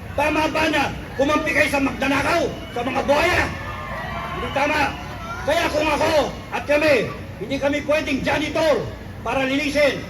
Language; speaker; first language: Filipino; non-native, local second language; Cebuano